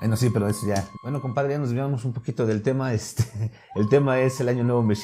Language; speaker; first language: Spanish; native; Spanish